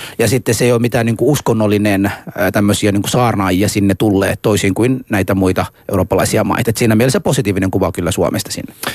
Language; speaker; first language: Finnish; non-native, fluent; Somali